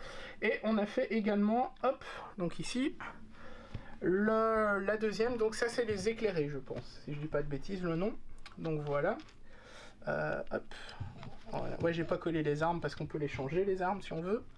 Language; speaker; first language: French; native; French